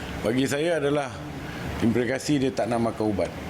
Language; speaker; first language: Malay; native; Malay